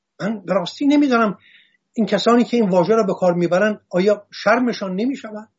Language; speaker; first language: Persian; non-native, local second language; Assyrian Neo-Aramaic